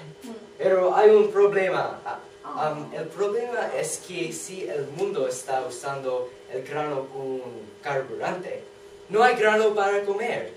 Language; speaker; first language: Spanish; non-native, learner; English